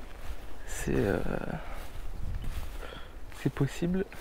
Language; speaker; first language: French; native; French